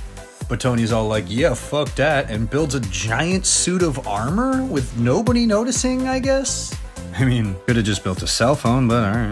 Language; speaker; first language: English; native; English